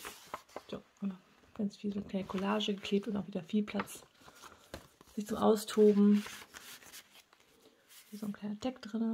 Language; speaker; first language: German; native; German